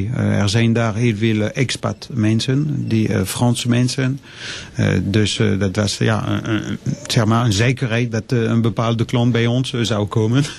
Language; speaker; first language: Dutch; non-native, fluent; French